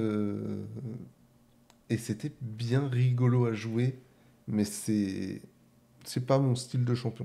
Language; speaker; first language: French; native; French